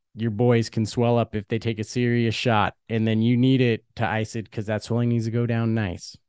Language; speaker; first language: English; early bilingual, other home language; Dutch